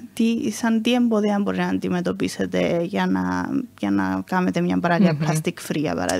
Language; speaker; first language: Greek; native; Greek